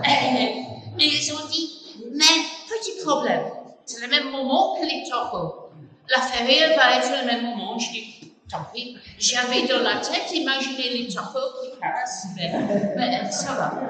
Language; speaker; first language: French; non-native, fluent; English